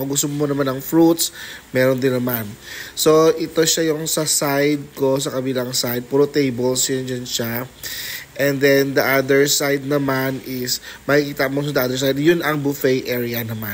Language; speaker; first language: Filipino; non-native, local second language; Hiligaynon